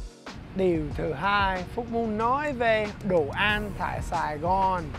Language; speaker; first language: Vietnamese; early bilingual, heritage; English